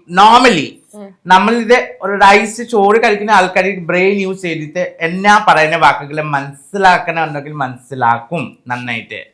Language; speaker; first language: Malayalam; non-native, fluent; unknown